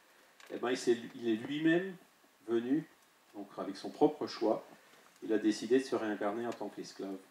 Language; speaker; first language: French; native; French